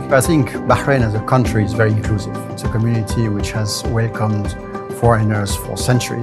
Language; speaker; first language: English; non-native, fluent; French